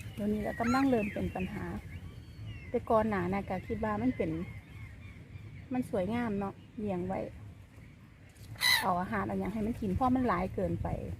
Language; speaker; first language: Thai; native; Thai